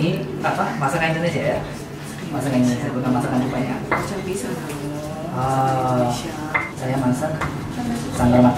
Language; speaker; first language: Indonesian; non-native, fluent; Japanese